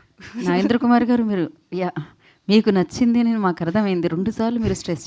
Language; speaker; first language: Telugu; native; Telugu